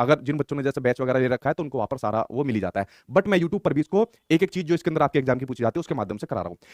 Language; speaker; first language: Hindi; native; Hindi